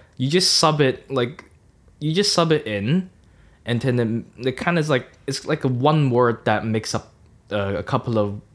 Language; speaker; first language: English; non-native, local second language; Cantonese